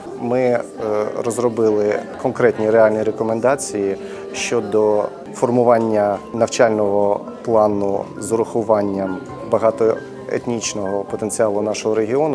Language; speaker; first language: Ukrainian; native; Ukrainian